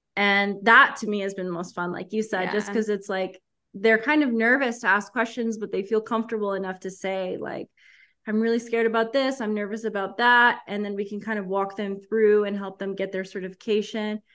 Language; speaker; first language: English; early bilingual, heritage; Spanish